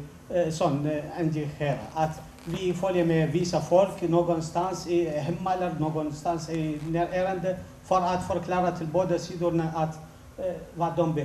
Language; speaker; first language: Swedish; non-native, fluent; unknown